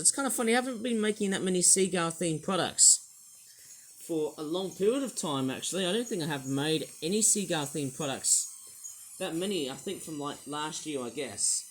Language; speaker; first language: English; native; English